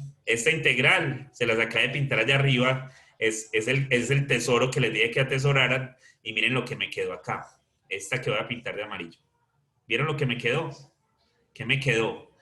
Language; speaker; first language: Spanish; native; Spanish